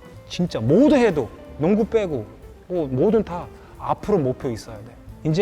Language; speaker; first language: Korean; non-native, fluent; English